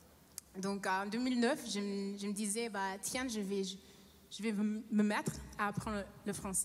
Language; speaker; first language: French; non-native, fluent; English